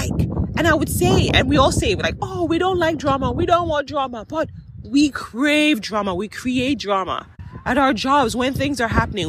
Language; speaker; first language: English; non-native, local second language; Yoruba